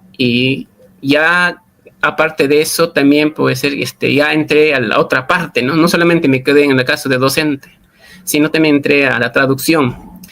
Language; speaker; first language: Spanish; non-native, local second language; Quechua